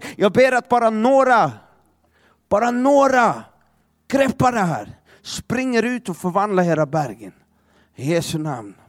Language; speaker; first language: Swedish; native; Swedish